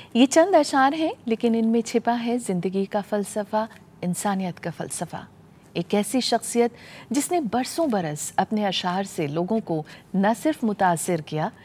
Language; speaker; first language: Hindi; native; Hindi